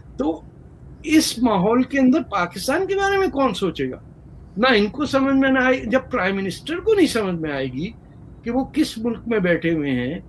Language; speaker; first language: Urdu; native; Urdu